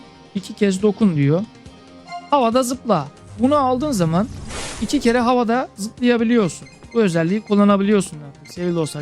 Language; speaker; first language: Turkish; native; Turkish